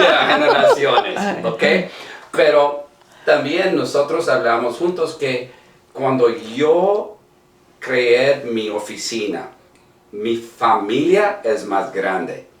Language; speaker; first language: Spanish; non-native, learner; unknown